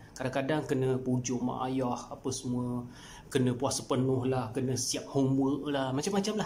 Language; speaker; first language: Malay; native; Malay